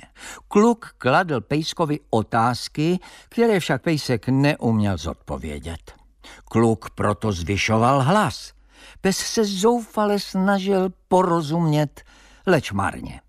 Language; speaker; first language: Czech; native; Czech